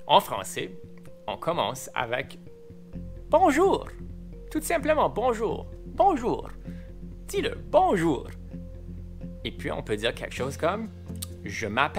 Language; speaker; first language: French; non-native, fluent; English